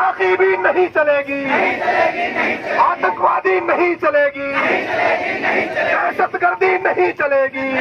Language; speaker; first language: Hindi; native; Hindi